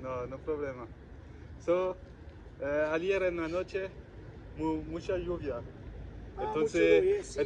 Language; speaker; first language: Spanish; non-native, learner; French